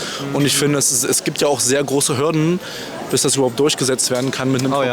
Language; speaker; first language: German; native; German